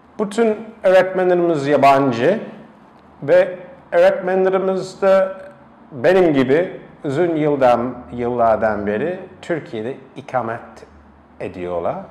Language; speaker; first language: Turkish; non-native, fluent; English